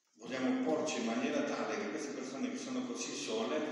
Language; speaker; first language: Italian; non-native, fluent; Spanish